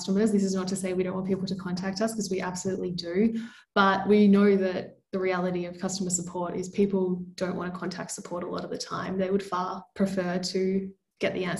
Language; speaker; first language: English; native; English